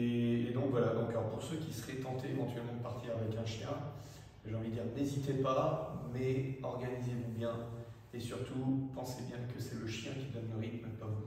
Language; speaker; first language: French; native; French